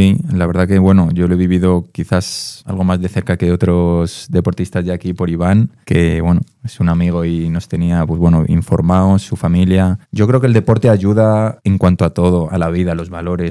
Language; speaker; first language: Spanish; native; Spanish